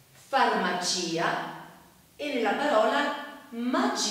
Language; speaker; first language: Italian; native; Italian